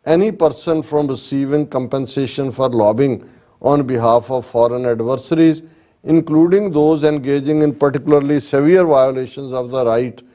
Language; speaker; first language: English; non-native, local second language; Punjabi